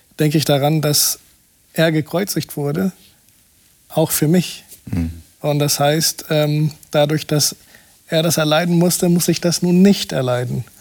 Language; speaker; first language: German; non-native, fluent; Portuguese